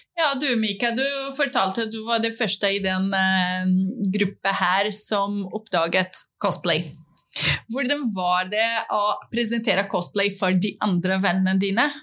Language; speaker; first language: Norwegian; non-native, fluent; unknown